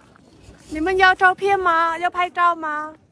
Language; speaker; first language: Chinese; non-native, learner; Vietnamese